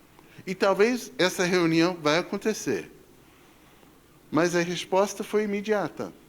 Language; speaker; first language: Portuguese; non-native, fluent; English